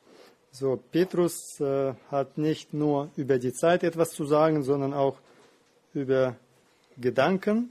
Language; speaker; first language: German; non-native, fluent; Russian